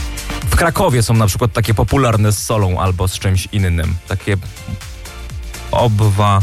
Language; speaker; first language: Polish; native; Polish